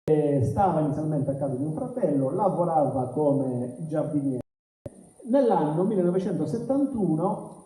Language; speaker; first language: Italian; native; Italian